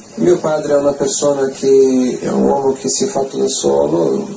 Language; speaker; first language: Italian; non-native, fluent; Portuguese